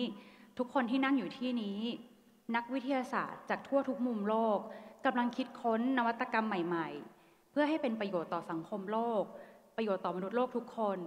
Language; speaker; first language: Thai; native; Thai